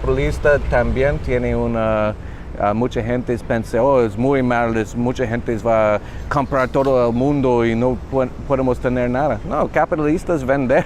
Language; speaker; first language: Spanish; non-native, learner; English